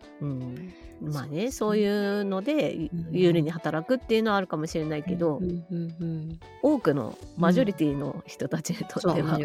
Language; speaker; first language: Japanese; native; Japanese